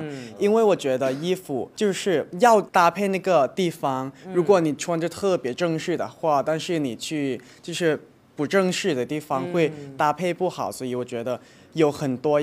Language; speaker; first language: Chinese; non-native, fluent; Thai